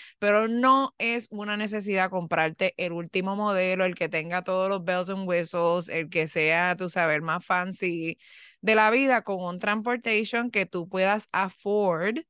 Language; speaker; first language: Spanish; early bilingual, heritage; Spanish